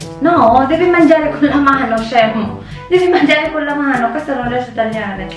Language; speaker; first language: Italian; non-native, fluent; Filipino